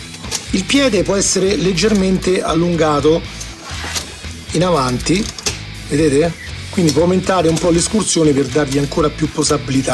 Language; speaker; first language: Italian; native; Italian